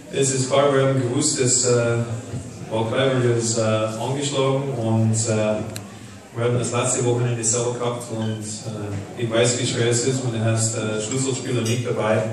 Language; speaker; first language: German; non-native, fluent; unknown